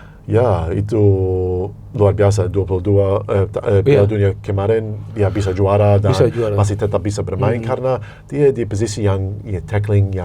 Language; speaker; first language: Indonesian; non-native, fluent; English